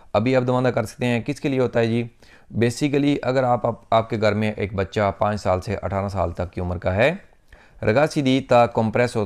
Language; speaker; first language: Urdu; non-native, local second language; Punjabi